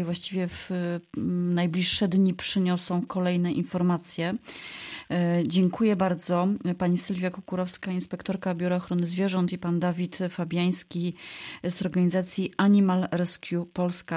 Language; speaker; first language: Polish; native; Polish